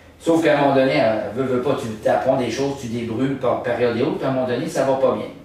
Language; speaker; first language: French; native; French